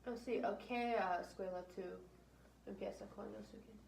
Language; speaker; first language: Spanish; non-native, learner; English